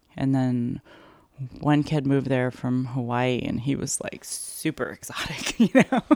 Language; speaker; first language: English; early bilingual, other home language; Korean